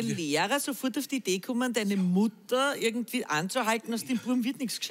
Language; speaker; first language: German; native; German